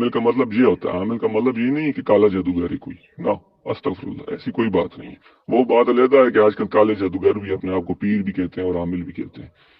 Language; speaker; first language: Urdu; native; Urdu